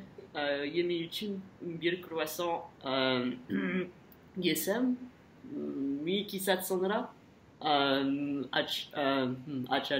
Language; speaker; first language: Azerbaijani; non-native, learner; French